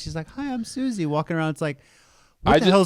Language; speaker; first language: English; native; English